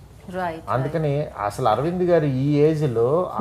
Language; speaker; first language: Telugu; native; Telugu